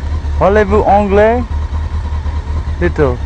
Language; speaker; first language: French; non-native, learner; English